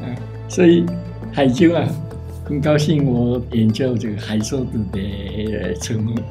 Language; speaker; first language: Chinese; non-native, local second language; Min Nan Chinese